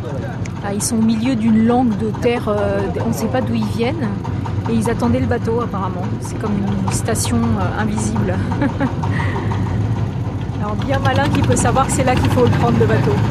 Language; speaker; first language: French; native; French